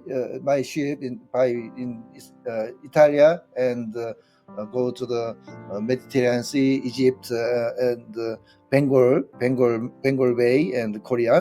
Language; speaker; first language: English; non-native, learner; Korean